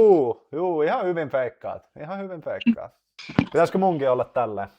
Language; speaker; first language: Finnish; native; Finnish